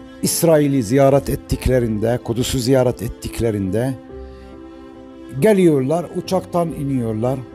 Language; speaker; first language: Turkish; non-native, fluent; Arabic